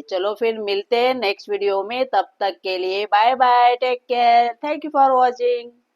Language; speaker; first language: Hindi; non-native, local second language; Marathi